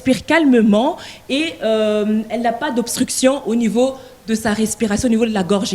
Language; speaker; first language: French; non-native, local second language; Lingala